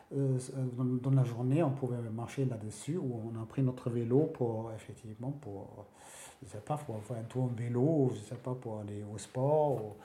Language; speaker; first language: French; non-native, fluent; German